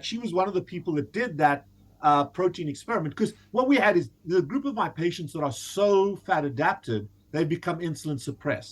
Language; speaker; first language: English; native; English